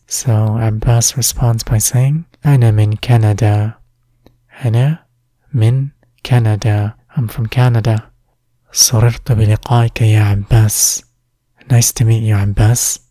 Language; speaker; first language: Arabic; non-native, fluent; English